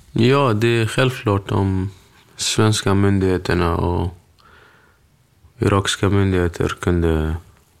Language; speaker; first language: Swedish; early bilingual, other home language; Kurdish